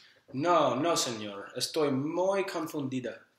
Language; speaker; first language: Spanish; non-native, learner; English